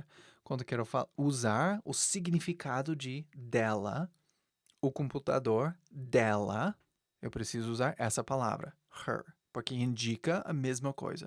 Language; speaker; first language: Portuguese; non-native, fluent; English